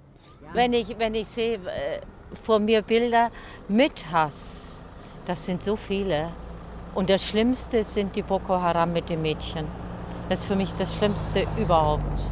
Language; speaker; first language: German; non-native, learner; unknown